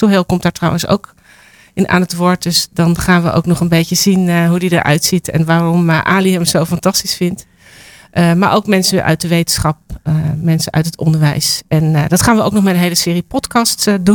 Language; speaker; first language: Dutch; native; Dutch